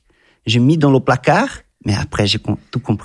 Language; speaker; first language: French; non-native, fluent; Portuguese